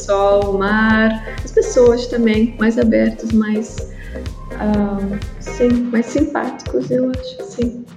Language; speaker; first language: Portuguese; non-native, learner; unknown